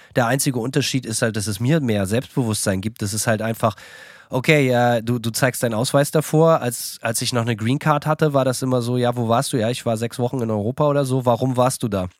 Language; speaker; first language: German; native; German